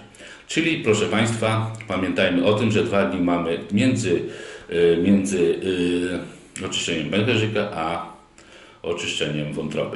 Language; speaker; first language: Polish; native; Polish